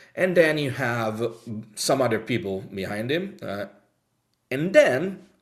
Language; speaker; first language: English; non-native, fluent; Italian